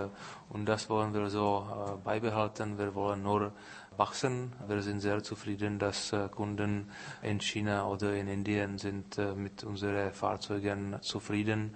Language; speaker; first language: German; non-native, fluent; Czech